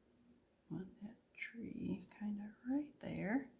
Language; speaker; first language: English; native; English